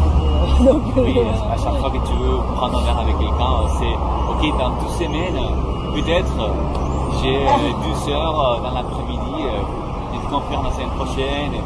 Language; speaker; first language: French; non-native, fluent; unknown